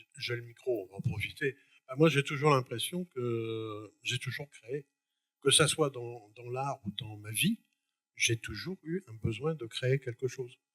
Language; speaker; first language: French; native; French